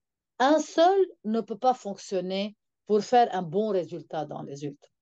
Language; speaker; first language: French; non-native, local second language; Arabic